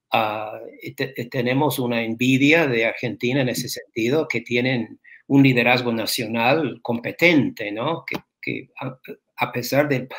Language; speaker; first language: Spanish; non-native, fluent; English